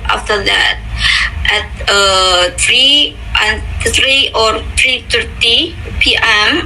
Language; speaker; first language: English; non-native, fluent; Indonesian